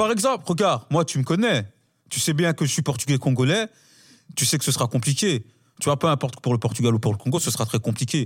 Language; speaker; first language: French; native; French